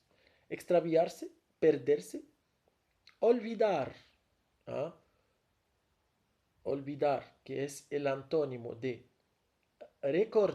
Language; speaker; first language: Spanish; non-native, fluent; Arabic